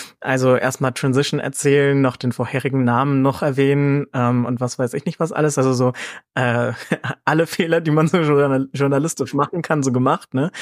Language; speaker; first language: German; native; German